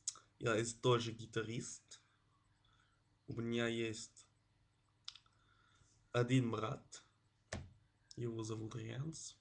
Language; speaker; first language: Russian; non-native, learner; Dutch